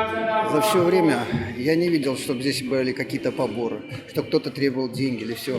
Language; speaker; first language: Russian; native; Russian